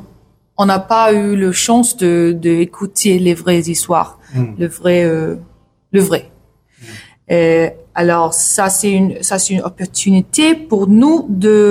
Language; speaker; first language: French; non-native, learner; English